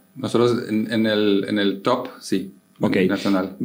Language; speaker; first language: Spanish; non-native, fluent; German